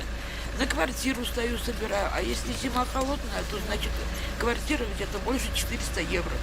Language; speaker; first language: Russian; native; Russian